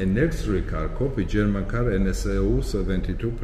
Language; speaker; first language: English; non-native, learner; Georgian